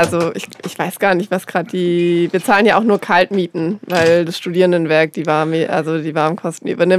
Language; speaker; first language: German; native; German